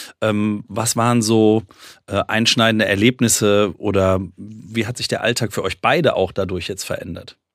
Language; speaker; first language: German; native; German